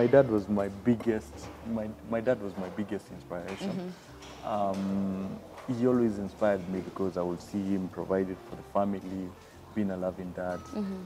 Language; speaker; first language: English; non-native, local second language; Kamba